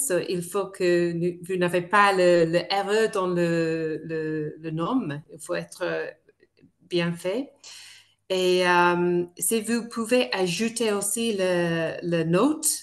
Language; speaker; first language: French; non-native, fluent; English